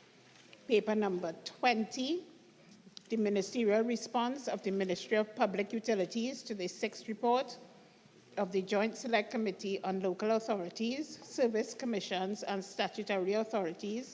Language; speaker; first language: English; native; English